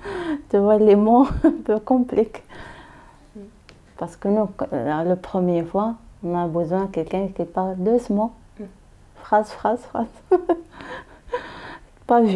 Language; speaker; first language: French; non-native, learner; Arabic